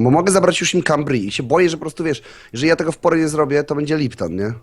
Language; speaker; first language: Polish; native; Polish